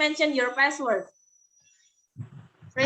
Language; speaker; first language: English; non-native, learner; Indonesian